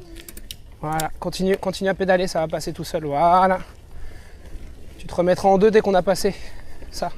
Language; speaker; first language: French; native; French